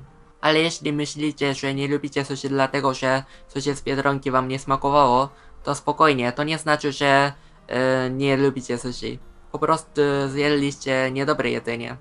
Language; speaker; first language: Polish; non-native, fluent; Japanese